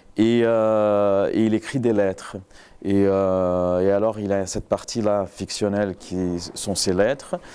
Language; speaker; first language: French; non-native, fluent; Portuguese